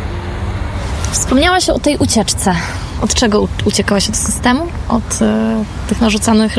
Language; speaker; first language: Polish; native; Polish